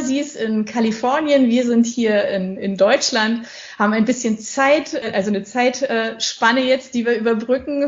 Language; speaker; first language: German; native; German